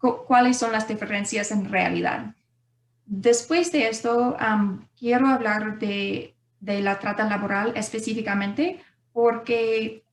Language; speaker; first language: Spanish; non-native, fluent; English